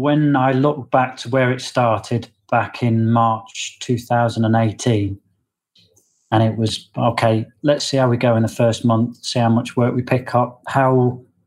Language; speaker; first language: English; native; English